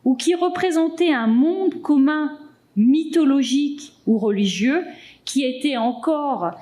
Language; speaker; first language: French; native; French